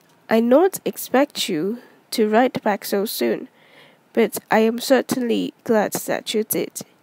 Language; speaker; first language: English; non-native, local second language; Cantonese